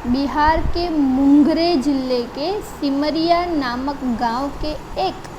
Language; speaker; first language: Hindi; non-native, local second language; Gujarati